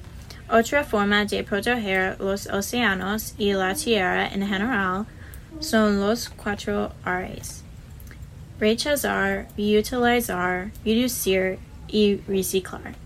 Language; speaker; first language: Spanish; non-native, learner; English